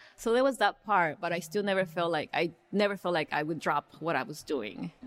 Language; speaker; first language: English; early bilingual, other home language; Spanish